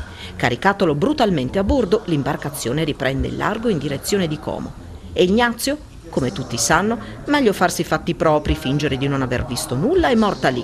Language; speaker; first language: Italian; native; Italian